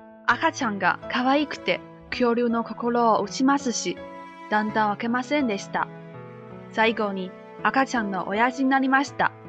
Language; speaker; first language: Japanese; non-native, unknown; Chinese